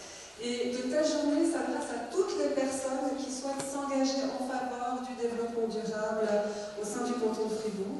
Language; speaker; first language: French; native; French